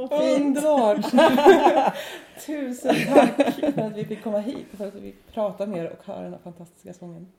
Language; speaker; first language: Swedish; native; Swedish